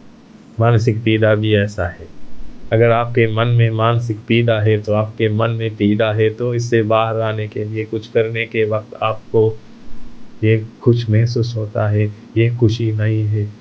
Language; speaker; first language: Hindi; non-native, fluent; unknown